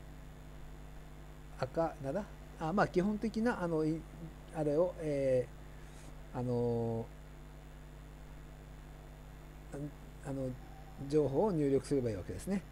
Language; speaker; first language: Japanese; native; Japanese